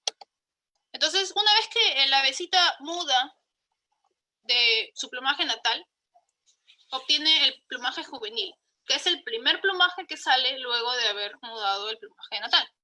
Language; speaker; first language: Spanish; native; Spanish